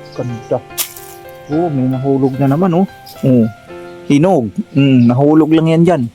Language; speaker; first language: Filipino; non-native, local second language; Cebuano